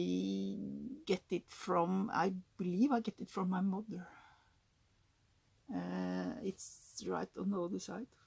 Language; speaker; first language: English; non-native, learner; Norwegian